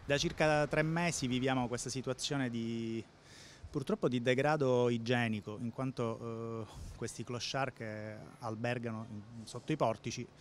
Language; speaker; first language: Italian; native; Italian